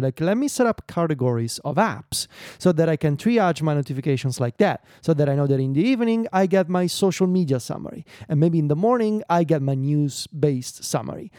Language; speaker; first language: English; non-native, fluent; Italian